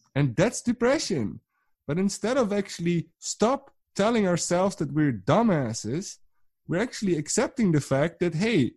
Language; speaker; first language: English; non-native, fluent; Dutch